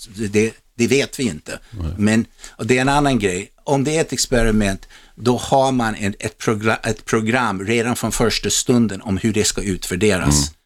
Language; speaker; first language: Swedish; non-native, fluent; English